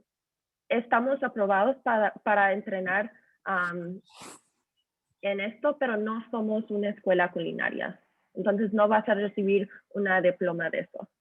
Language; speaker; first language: Spanish; early bilingual, heritage; Spanish